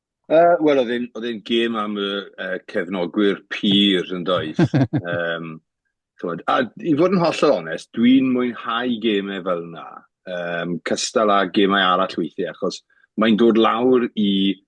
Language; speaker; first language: Welsh; native; Welsh